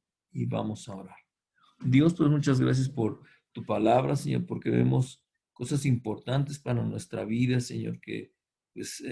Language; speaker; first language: Spanish; native; Spanish